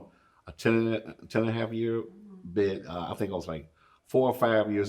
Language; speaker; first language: English; native; English